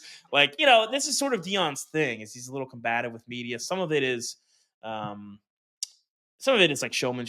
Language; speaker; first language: English; native; English